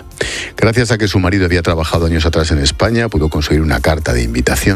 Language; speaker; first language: Spanish; native; Spanish